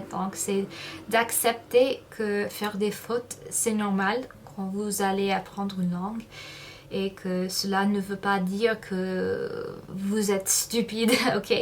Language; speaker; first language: French; non-native, fluent; English